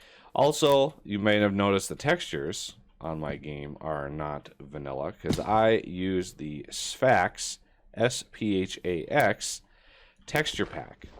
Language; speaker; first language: English; native; English